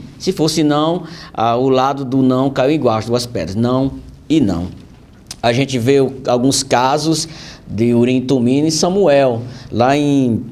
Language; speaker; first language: Portuguese; native; Portuguese